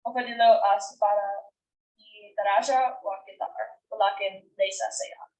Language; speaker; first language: Arabic; non-native, learner; English